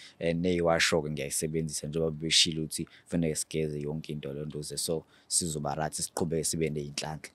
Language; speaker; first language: Zulu; native; Zulu